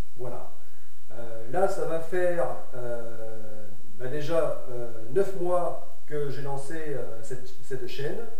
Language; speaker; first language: French; native; French